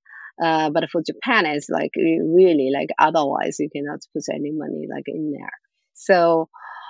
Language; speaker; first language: English; non-native, fluent; Japanese